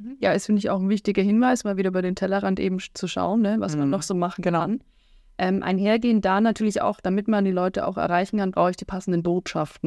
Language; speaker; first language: German; native; German